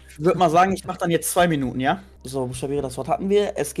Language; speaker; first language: German; native; German